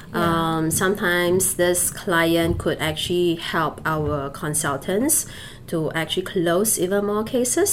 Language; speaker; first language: English; native; English